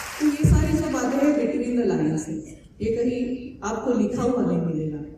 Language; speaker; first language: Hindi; non-native, local second language; Marathi